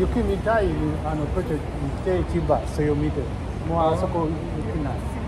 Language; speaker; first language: Japanese; non-native, learner; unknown